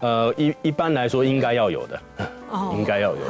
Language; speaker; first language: Chinese; native; Chinese